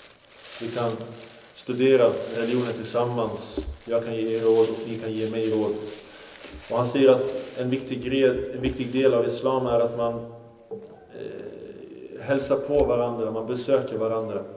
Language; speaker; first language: Swedish; non-native, local second language; Arabic